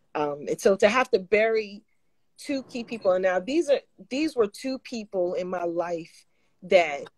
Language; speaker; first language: English; native; English